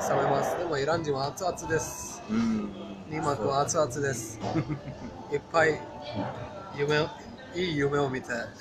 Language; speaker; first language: Japanese; non-native, fluent; Persian